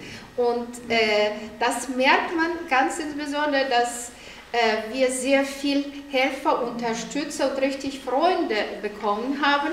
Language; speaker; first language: German; non-native, fluent; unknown